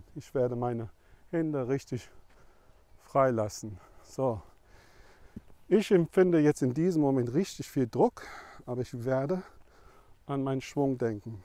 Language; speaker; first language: German; non-native, fluent; English